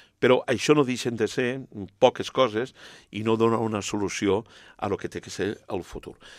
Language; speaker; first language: Catalan; non-native, local second language; Spanish